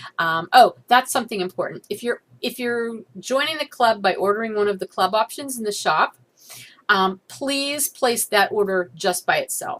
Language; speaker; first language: English; native; English